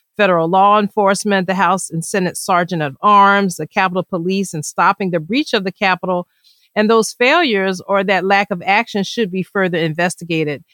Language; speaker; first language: English; native; English